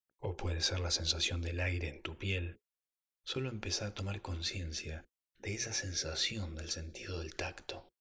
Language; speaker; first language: Spanish; native; Spanish